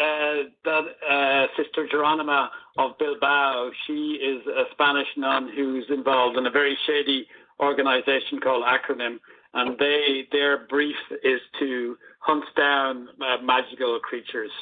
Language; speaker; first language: English; native; English